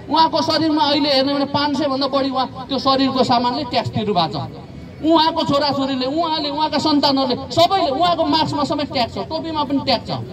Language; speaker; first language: Nepali; non-native, local second language; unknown